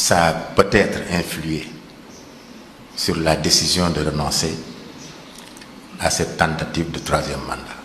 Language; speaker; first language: French; non-native, local second language; Wolof